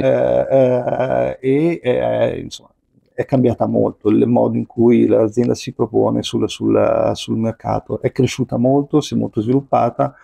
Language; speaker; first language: Italian; native; Italian